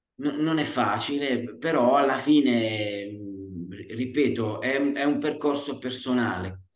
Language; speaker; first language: Italian; native; Italian